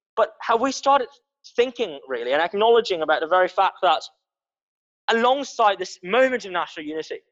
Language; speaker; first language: English; non-native, local second language; Cantonese